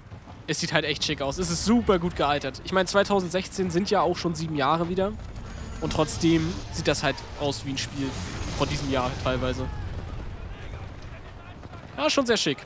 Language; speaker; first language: German; native; German